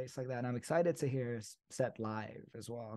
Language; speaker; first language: English; native; English